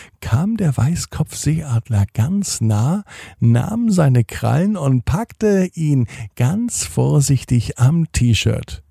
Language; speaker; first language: German; native; German